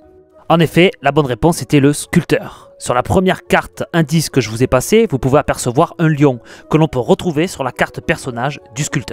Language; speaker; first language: French; native; French